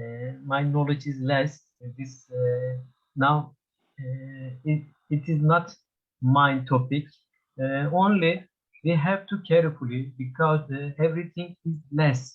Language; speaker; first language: English; non-native, learner; Turkish